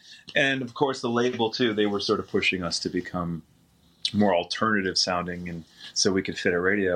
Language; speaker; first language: English; native; English